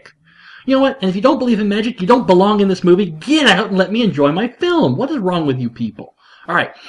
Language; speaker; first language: English; native; English